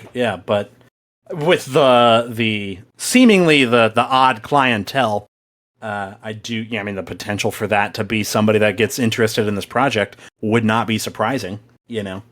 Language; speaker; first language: English; native; English